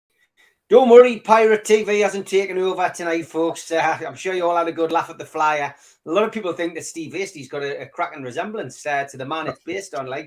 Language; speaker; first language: English; native; English